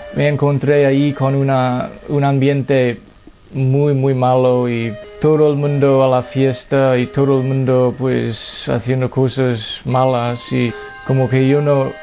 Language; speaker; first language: Spanish; non-native, fluent; English